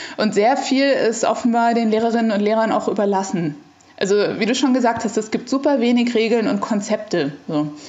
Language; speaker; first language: German; native; German